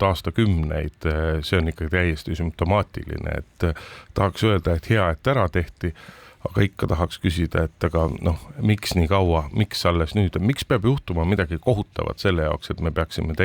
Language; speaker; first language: Estonian; native; Estonian